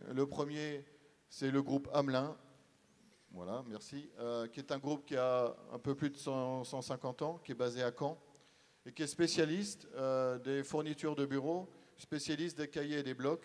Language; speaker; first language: French; native; French